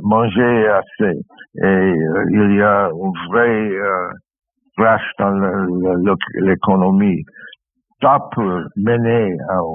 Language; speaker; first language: French; non-native, fluent; English